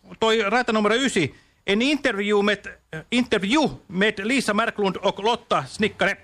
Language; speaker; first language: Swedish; non-native, learner; Finnish